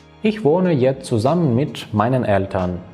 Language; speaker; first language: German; non-native, fluent; Ukrainian